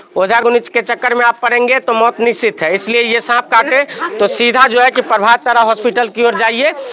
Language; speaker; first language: Hindi; native; Hindi